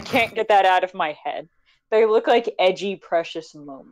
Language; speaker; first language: English; native; English